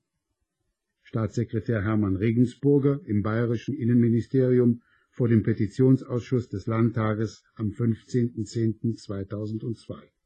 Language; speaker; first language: German; native; German